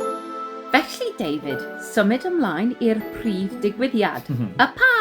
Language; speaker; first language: Welsh; non-native, fluent; English